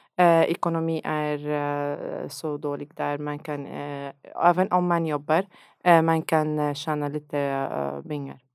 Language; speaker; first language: Swedish; non-native, learner; Arabic